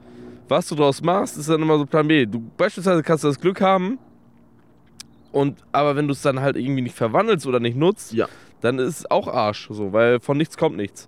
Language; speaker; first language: German; native; German